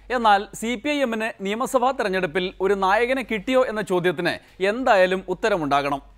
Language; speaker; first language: Malayalam; native; Malayalam